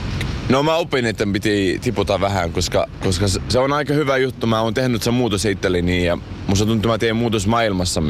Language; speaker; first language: Finnish; non-native, fluent; Arabic